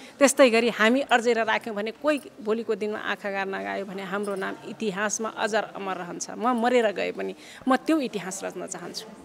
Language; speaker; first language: Nepali; non-native, local second language; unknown